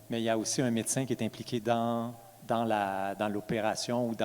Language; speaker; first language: French; native; French